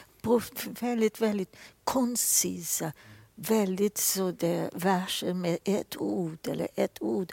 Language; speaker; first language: Swedish; non-native, fluent; Portuguese